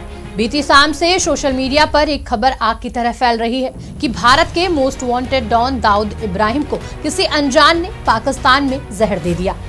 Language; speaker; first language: Hindi; native; Hindi